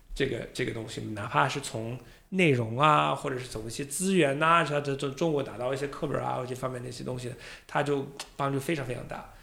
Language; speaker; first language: Chinese; non-native, fluent; English